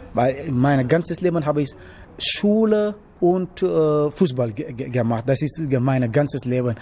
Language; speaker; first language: German; non-native, learner; Wolof